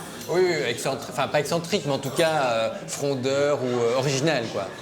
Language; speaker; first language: French; native; French